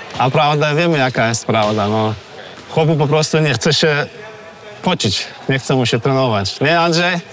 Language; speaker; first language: Polish; early bilingual, other home language; Chechen